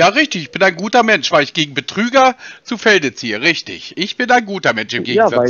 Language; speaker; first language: German; native; German